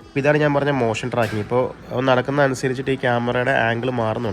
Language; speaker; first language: Malayalam; native; Malayalam